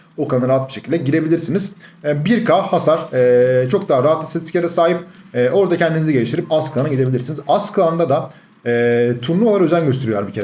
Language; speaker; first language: Turkish; native; Turkish